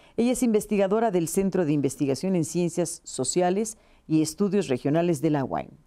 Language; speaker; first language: Spanish; native; Spanish